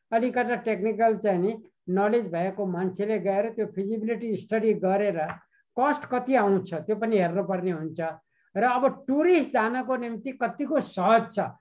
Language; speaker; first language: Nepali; native; Nepali